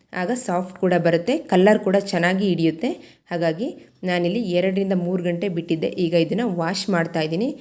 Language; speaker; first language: Kannada; native; Kannada